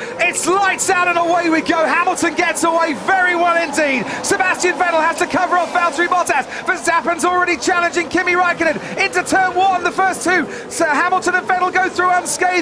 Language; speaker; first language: English; native; English